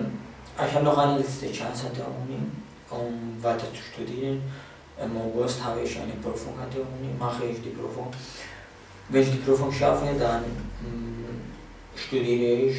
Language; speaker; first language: German; non-native, fluent; Arabic